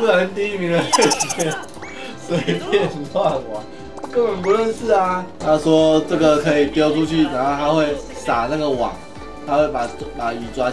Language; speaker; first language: Chinese; native; Chinese